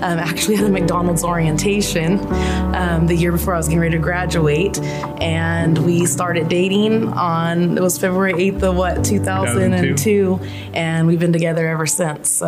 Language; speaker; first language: English; native; English